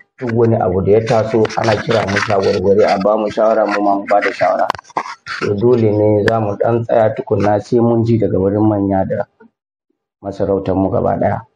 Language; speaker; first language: Hausa; non-native, local second language; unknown